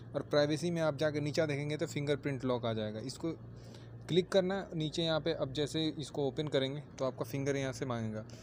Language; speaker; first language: Hindi; native; Hindi